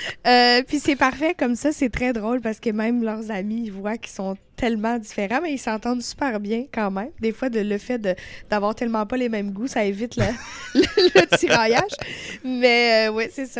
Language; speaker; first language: French; native; French